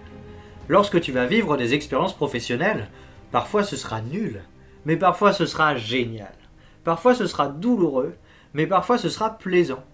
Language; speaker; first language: French; native; French